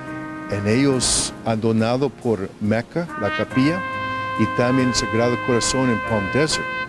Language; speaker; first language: Spanish; non-native, fluent; English